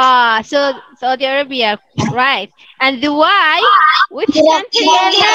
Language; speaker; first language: English; non-native, fluent; Arabic